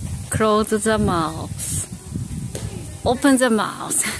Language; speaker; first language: English; non-native, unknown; Japanese